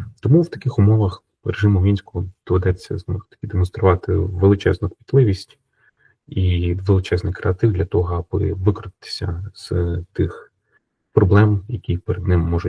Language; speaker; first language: Ukrainian; native; Ukrainian